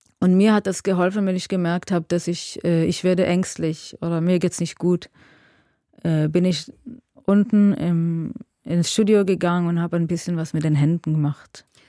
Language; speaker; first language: German; non-native, fluent; Hebrew